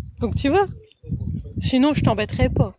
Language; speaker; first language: French; native; French